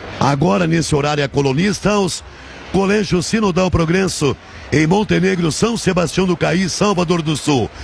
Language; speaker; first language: Portuguese; native; Portuguese